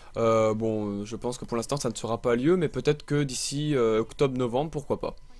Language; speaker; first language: French; native; French